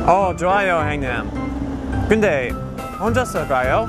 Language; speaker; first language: Korean; non-native, fluent; English